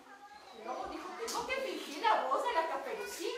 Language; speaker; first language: Spanish; native; Spanish